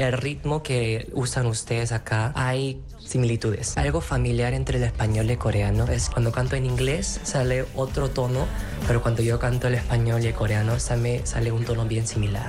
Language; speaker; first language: Spanish; non-native, fluent; Korean